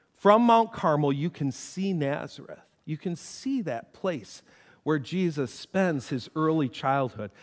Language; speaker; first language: English; native; English